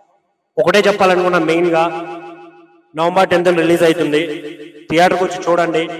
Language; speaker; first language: Telugu; native; Telugu